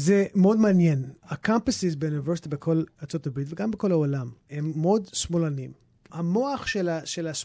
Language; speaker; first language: Hebrew; early bilingual, heritage; English